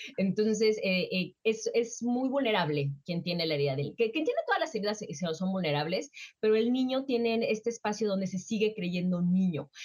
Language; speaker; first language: Spanish; native; Spanish